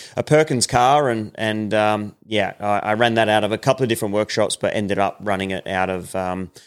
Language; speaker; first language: English; native; English